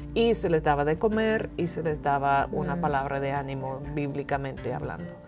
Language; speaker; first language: Spanish; non-native, fluent; English